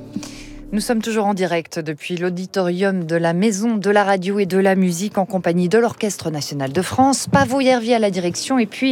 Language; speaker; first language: French; native; French